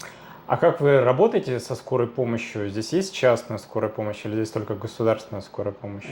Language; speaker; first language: Russian; native; Russian